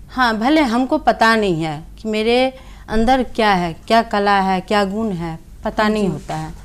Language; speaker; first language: Hindi; native; Hindi